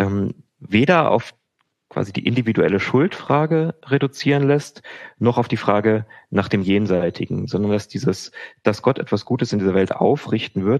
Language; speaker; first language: German; native; German